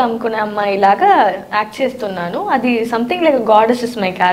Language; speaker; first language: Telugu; non-native, learner; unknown